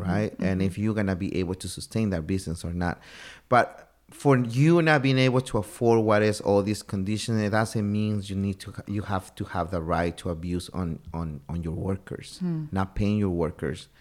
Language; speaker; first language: English; non-native, fluent; Spanish